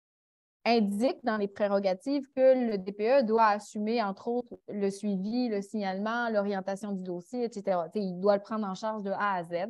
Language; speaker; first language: French; native; French